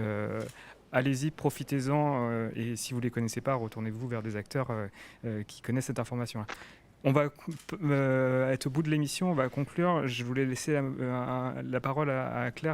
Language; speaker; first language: French; native; French